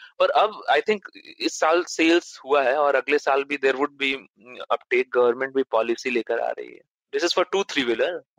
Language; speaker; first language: Hindi; native; Hindi